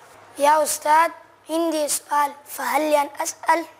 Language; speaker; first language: Arabic; non-native, learner; Urdu